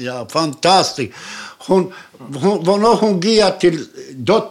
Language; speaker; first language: Swedish; non-native, learner; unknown